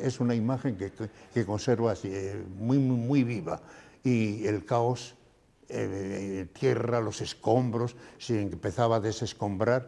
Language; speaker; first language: Spanish; native; Spanish